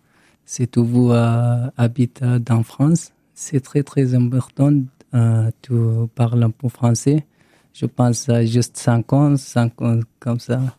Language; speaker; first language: French; non-native, learner; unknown